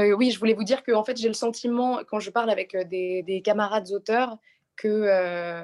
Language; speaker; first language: French; native; French